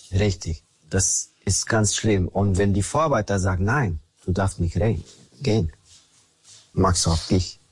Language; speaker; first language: German; non-native, learner; Romanian